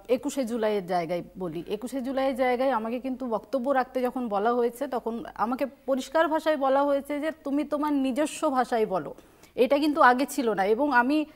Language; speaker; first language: Bangla; non-native, local second language; Santali